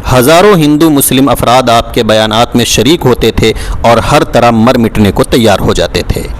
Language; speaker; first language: Urdu; native; Urdu